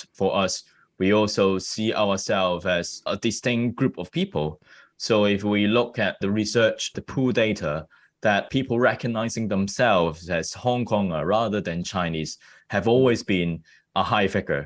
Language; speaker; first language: English; non-native, local second language; Cantonese